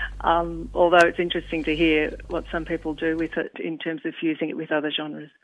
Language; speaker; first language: English; early bilingual, other home language; Macedonian